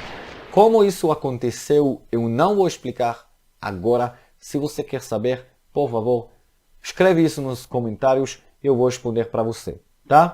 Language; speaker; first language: Portuguese; non-native, fluent; Hebrew